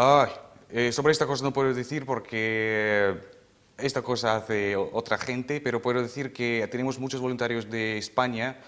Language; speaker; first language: Spanish; non-native, fluent; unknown